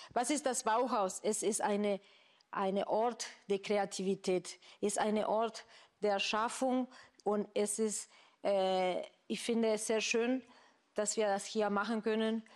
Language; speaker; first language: German; non-native, fluent; Spanish